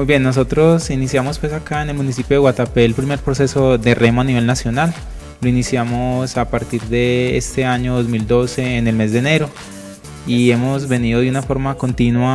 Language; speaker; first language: Spanish; native; Spanish